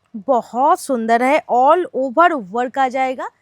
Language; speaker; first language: Hindi; non-native, local second language; Bangla